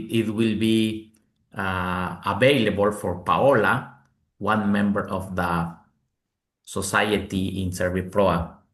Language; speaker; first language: English; non-native, learner; Spanish